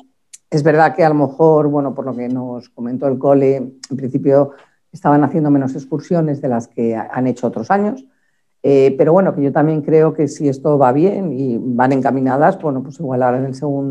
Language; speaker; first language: Spanish; native; Spanish